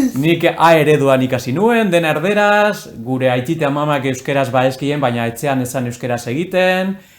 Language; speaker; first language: Basque; non-native, local second language; Spanish